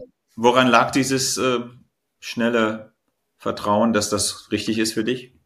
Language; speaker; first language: German; native; German